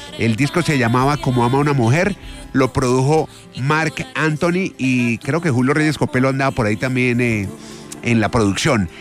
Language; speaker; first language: Spanish; native; Spanish